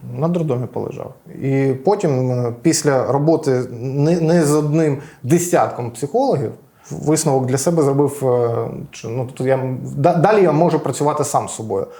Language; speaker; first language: Ukrainian; non-native, local second language; Russian